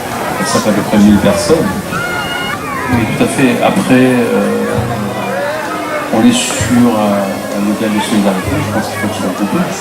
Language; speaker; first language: French; native; French